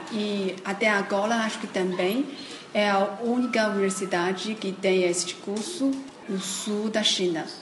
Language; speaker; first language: Portuguese; non-native, fluent; Chinese